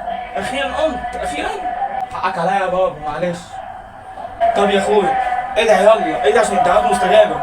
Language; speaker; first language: Arabic; native; Arabic